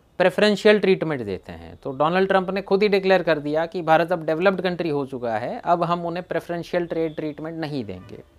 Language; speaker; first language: Hindi; non-native, local second language; Gujarati